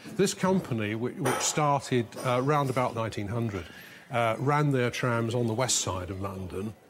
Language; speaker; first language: English; native; English